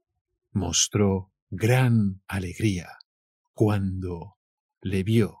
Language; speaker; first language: Spanish; native; Spanish